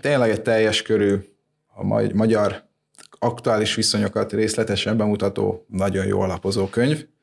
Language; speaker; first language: Hungarian; native; Hungarian